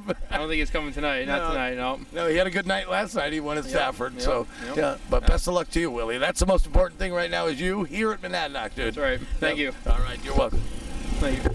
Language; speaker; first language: English; native; English